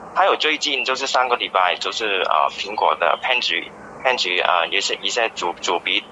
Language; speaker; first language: Chinese; non-native, fluent; Cantonese